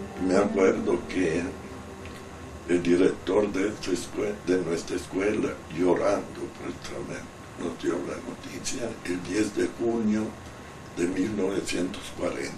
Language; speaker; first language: Spanish; non-native, fluent; Italian